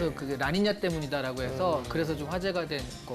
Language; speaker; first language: Korean; native; Korean